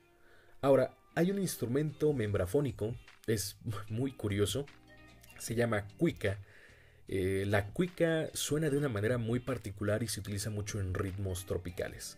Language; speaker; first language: Spanish; native; Spanish